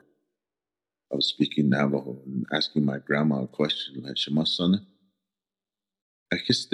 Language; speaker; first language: English; early bilingual, other home language; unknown